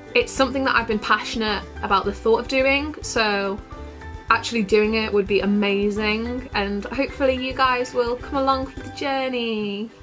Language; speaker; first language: English; native; English